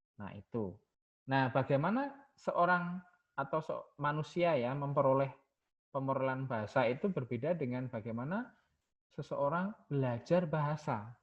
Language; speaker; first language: Indonesian; non-native, local second language; Javanese